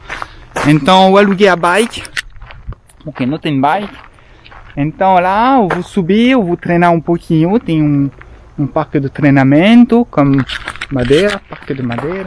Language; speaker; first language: Portuguese; non-native, learner; French